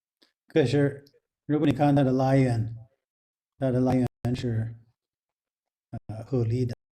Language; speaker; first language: Chinese; non-native, fluent; English